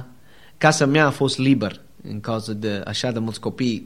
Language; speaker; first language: Romanian; non-native, learner; English